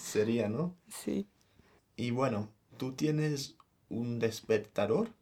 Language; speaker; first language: Spanish; non-native, fluent; English